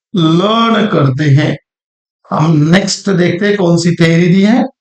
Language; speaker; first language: Hindi; non-native, local second language; Marathi